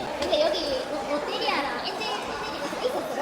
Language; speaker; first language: Korean; native; Korean